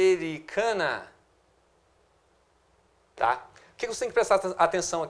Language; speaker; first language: Portuguese; native; Portuguese